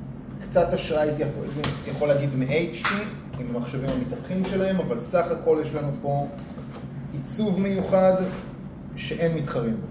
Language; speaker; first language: Hebrew; native; Hebrew